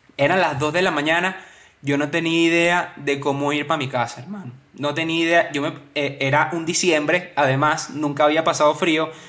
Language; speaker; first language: Spanish; native; Spanish